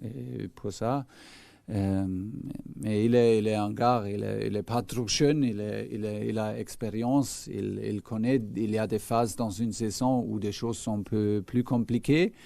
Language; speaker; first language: French; non-native, fluent; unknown